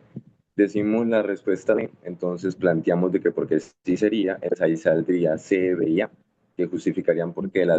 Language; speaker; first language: Spanish; native; Spanish